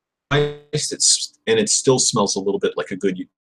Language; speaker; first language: English; native; English